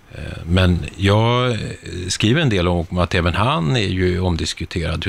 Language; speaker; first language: Swedish; native; Swedish